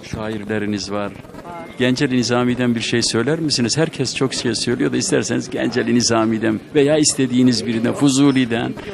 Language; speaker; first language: Turkish; native; Turkish